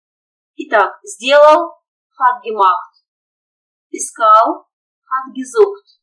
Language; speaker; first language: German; non-native, fluent; Russian